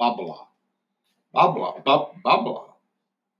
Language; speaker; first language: English; non-native, fluent; Italian